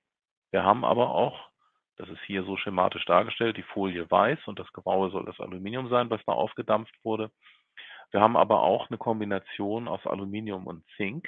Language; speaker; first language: German; native; German